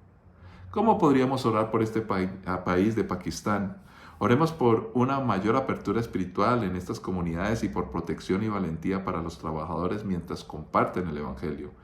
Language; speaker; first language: Spanish; native; Spanish